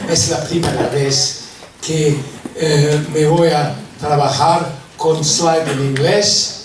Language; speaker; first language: Spanish; non-native, learner; French